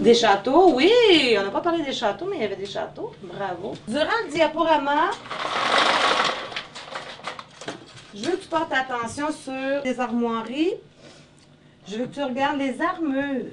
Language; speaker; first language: French; native; French